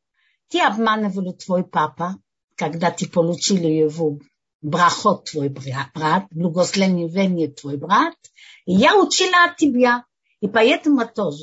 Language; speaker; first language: Russian; early bilingual, heritage; Russian